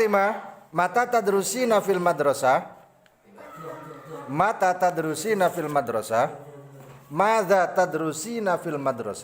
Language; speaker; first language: Arabic; non-native, fluent; Indonesian